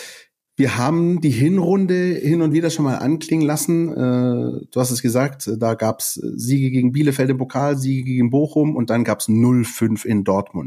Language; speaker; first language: German; native; German